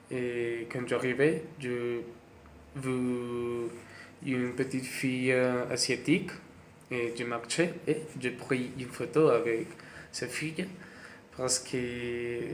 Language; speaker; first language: French; non-native, learner; Spanish